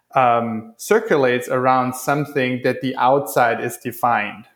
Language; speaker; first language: English; non-native, fluent; German